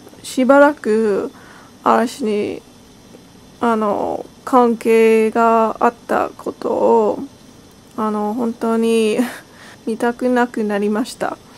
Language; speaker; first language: Japanese; non-native, learner; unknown